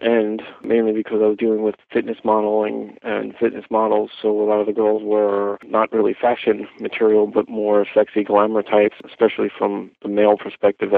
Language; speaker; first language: English; native; English